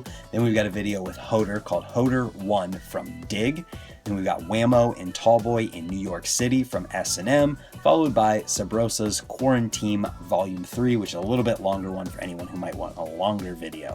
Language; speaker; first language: English; native; English